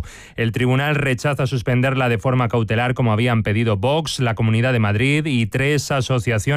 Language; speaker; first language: Spanish; native; Spanish